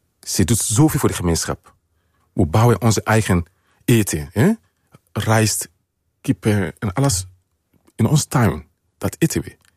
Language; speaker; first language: Dutch; non-native, fluent; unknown